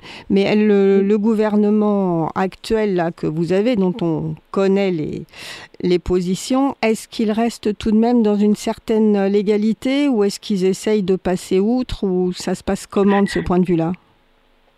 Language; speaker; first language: French; native; French